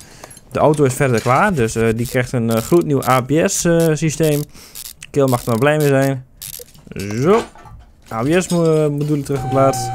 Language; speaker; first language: Dutch; native; Dutch